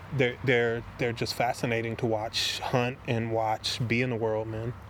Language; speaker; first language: English; native; English